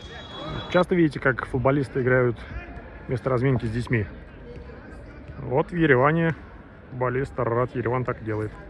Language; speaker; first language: Russian; native; Russian